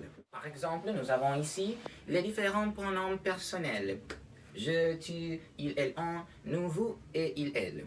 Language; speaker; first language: French; non-native, learner; Spanish